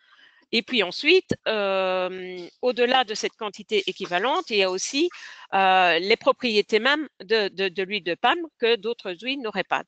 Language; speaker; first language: French; native; French